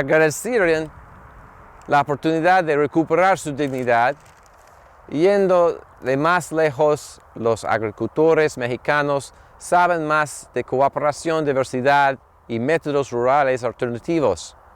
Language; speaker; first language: Spanish; non-native, fluent; English